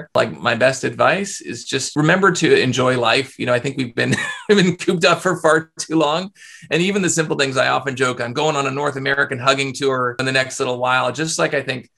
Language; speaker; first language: English; native; English